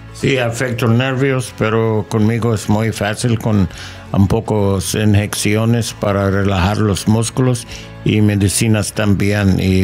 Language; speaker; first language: Spanish; non-native, learner; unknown